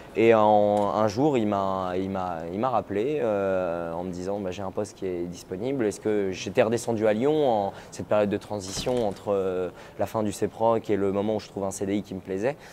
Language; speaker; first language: French; native; French